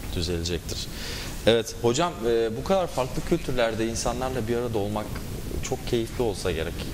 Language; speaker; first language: Turkish; native; Turkish